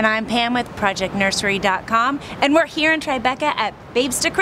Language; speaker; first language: English; native; English